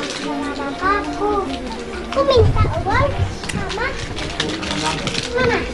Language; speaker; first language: Indonesian; non-native, local second language; Batak Toba